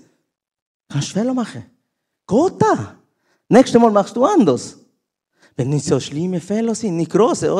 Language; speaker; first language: German; non-native, learner; Spanish